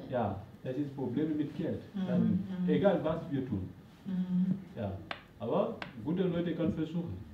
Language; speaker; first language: German; non-native, learner; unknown